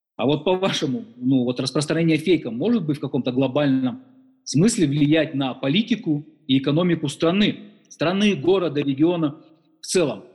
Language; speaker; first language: Russian; native; Russian